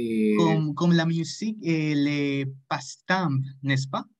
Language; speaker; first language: French; non-native, learner; Spanish